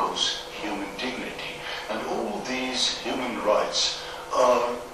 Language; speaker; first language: English; non-native, local second language; Afrikaans